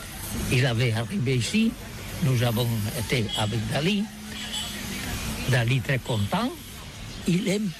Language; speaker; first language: French; non-native, learner; Catalan